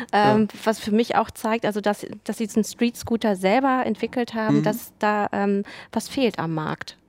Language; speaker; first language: German; native; German